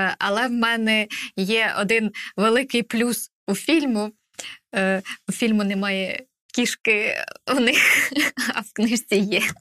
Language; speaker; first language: Ukrainian; native; Ukrainian